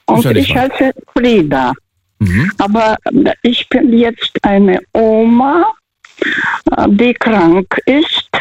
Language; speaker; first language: German; non-native, fluent; Russian